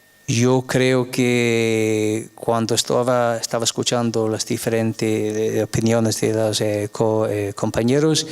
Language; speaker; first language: Spanish; non-native, fluent; English